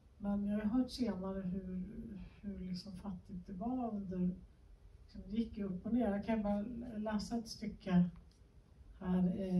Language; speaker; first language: Swedish; native; Swedish